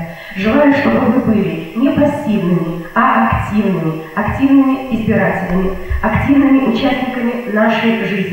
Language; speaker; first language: Russian; native; Russian